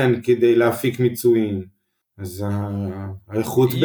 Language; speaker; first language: Hebrew; native; Hebrew